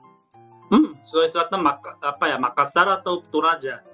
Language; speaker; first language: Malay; non-native, fluent; Korean